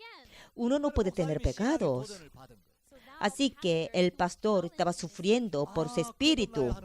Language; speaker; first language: Spanish; non-native, fluent; Korean